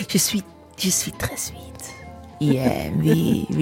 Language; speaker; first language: French; non-native, learner; English